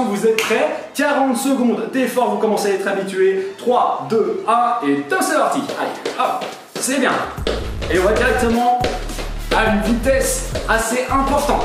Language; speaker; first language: French; native; French